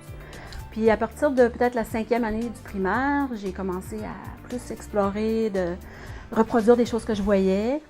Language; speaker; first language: French; native; French